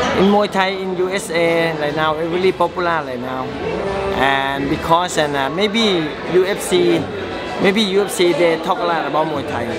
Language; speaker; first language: English; non-native, learner; Thai